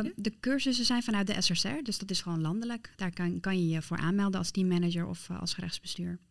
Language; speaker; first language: Dutch; early bilingual, other home language; Persian